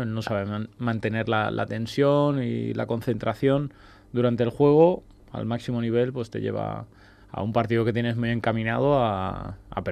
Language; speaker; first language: Spanish; native; Spanish